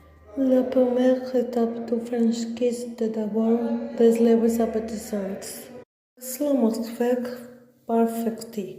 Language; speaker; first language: French; non-native, learner; Spanish